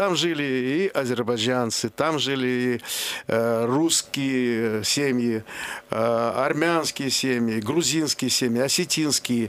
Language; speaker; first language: Russian; non-native, local second language; Azerbaijani